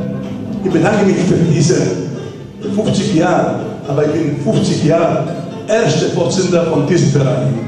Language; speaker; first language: German; non-native, fluent; Italian